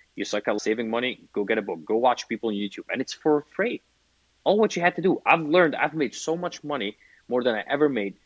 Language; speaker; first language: English; non-native, fluent; Arabic